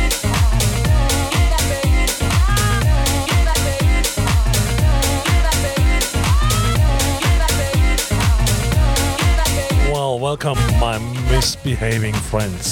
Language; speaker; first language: English; non-native, fluent; Swiss German